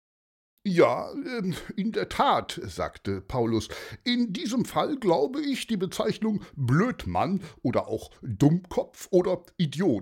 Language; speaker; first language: German; native; German